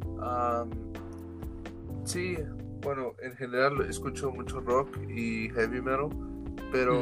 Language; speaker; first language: Spanish; early bilingual, heritage; Spanish